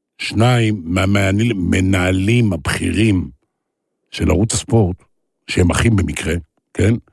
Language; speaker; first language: Hebrew; native; Hebrew